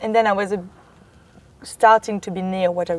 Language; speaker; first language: English; non-native, fluent; French